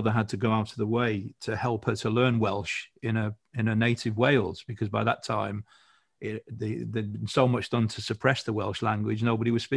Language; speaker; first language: English; native; English